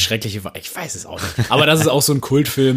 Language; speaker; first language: German; native; German